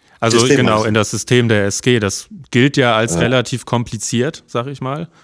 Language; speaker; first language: German; native; German